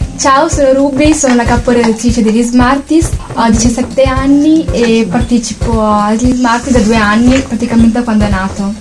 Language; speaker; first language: Italian; early bilingual, other home language; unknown